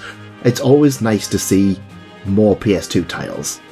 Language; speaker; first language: English; native; English